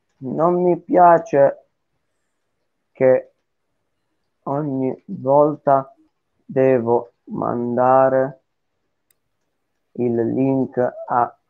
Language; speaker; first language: Italian; native; Italian